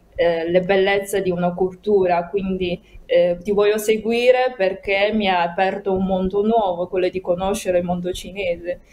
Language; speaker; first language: Italian; non-native, fluent; Chinese